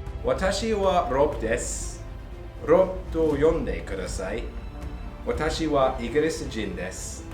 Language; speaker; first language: Japanese; non-native, learner; English